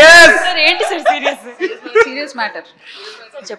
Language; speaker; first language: Telugu; native; Telugu